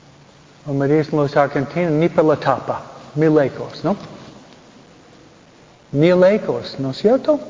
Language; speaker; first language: Spanish; non-native, fluent; English